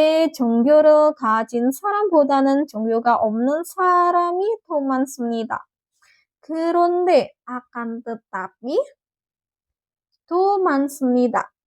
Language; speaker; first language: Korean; non-native, fluent; Indonesian